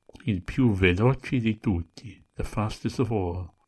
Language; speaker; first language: Italian; non-native, learner; English